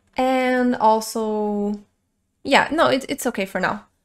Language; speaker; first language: English; non-native, fluent; Portuguese